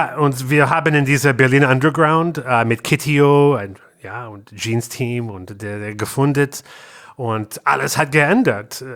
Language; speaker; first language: German; non-native, learner; English